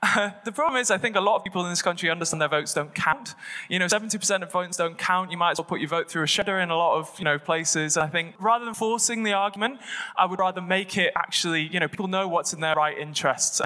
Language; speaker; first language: English; native; English